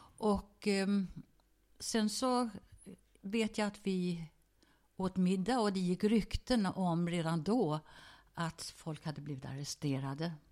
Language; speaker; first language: Swedish; early bilingual, other home language; German